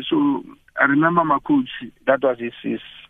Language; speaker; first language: English; non-native, local second language; Tswana